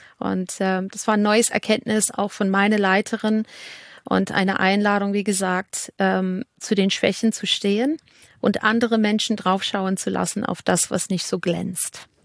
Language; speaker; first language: German; non-native, fluent; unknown